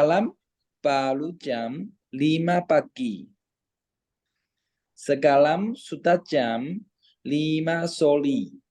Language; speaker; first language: Indonesian; non-native, learner; Chinese